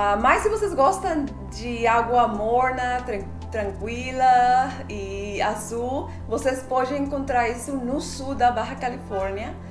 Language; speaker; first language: Portuguese; non-native, fluent; Spanish